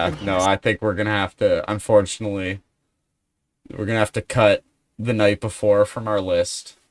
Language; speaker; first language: English; native; English